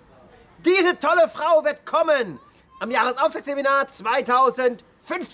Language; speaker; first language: German; native; German